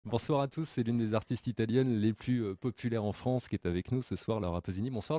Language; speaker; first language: French; native; French